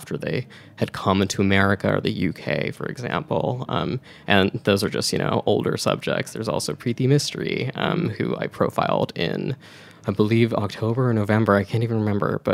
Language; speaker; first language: English; native; English